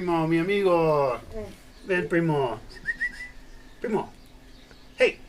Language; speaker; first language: Spanish; non-native, learner; English